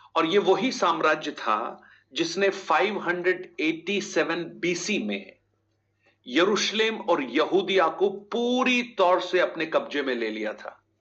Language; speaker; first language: Hindi; native; Hindi